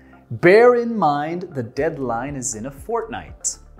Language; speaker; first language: English; native; English